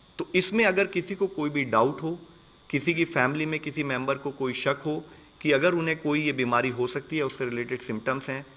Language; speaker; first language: Hindi; native; Hindi